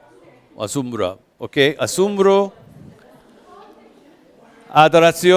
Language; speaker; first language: Spanish; non-native, learner; English